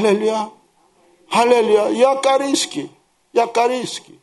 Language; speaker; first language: Russian; non-native, learner; Korean